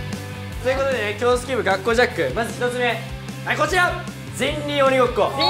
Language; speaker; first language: Japanese; native; Japanese